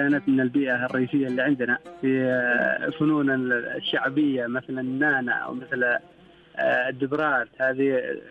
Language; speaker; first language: Arabic; non-native, local second language; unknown